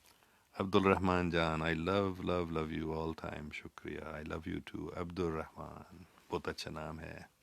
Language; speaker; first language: Hindi; non-native, local second language; English